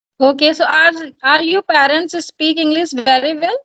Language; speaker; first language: English; non-native, learner; Hindi